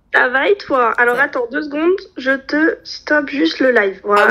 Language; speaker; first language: French; native; French